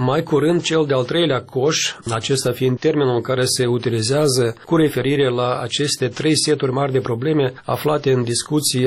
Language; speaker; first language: Romanian; native; Romanian